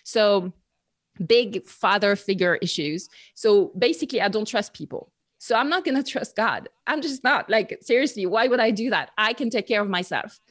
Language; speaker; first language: English; non-native, fluent; French